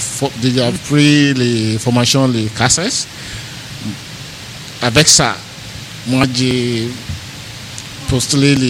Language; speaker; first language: French; non-native, learner; English